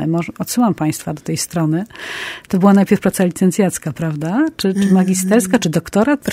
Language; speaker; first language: Polish; native; Polish